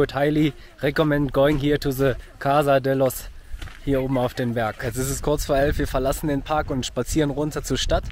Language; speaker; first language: German; native; German